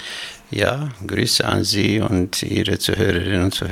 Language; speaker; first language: German; non-native, fluent; Albanian